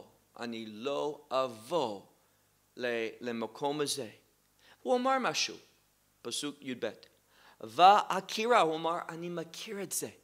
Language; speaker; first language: Hebrew; non-native, fluent; English